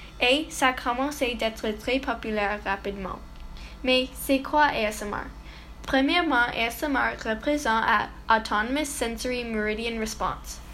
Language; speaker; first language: French; non-native, learner; English